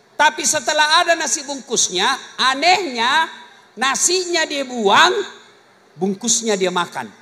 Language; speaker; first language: Indonesian; non-native, local second language; Buginese